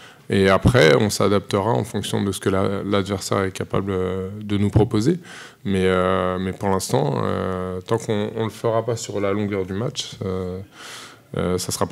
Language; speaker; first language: French; native; French